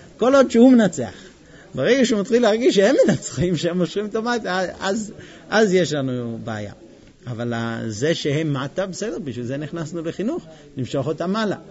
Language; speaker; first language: Hebrew; non-native, fluent; English